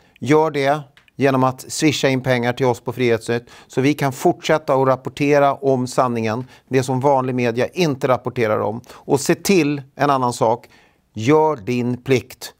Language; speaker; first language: Swedish; native; Swedish